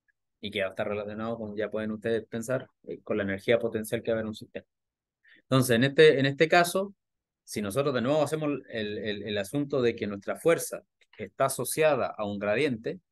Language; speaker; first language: Spanish; native; Spanish